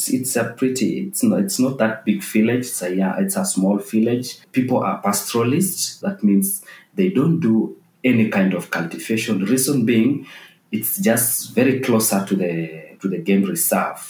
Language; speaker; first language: English; non-native, local second language; Masai